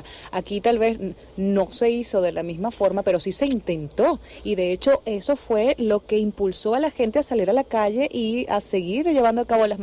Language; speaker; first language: Spanish; native; Spanish